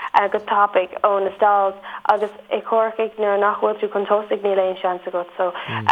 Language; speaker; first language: Irish; non-native, local second language; English